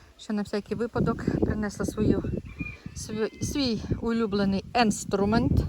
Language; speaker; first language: Ukrainian; non-native, local second language; Russian